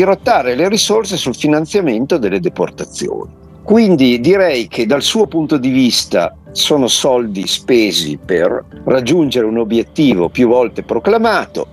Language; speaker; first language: Italian; native; Italian